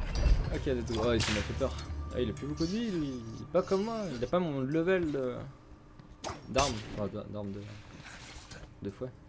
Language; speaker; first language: French; native; French